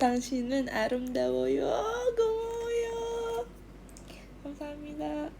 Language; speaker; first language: Korean; non-native, learner; Indonesian